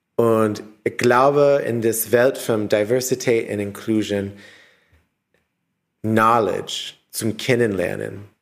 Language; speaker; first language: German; non-native, learner; English